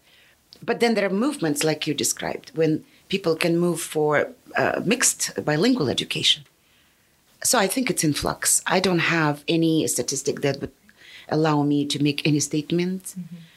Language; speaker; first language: English; non-native, fluent; Yakut